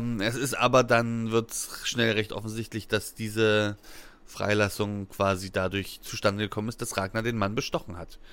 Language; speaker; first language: German; native; German